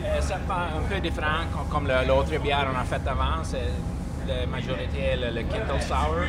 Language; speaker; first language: French; non-native, learner; Swedish